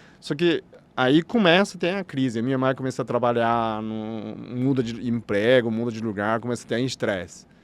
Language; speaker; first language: Portuguese; non-native, fluent; Chinese